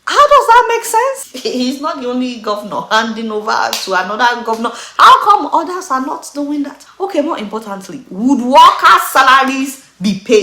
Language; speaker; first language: English; non-native, local second language; Yoruba